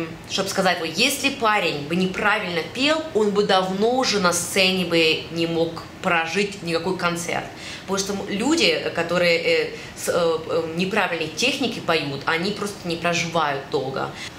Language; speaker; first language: Russian; early bilingual, other home language; German